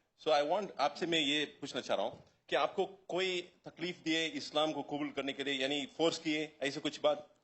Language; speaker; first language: Hindi; non-native, local second language; Tamil